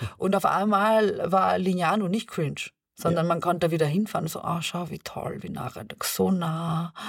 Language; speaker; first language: German; early bilingual, other home language; Serbian